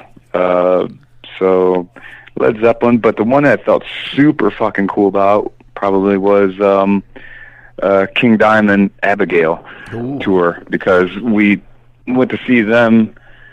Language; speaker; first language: English; native; English